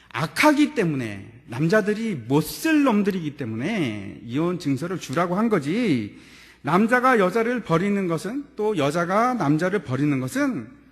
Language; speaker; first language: Korean; native; Korean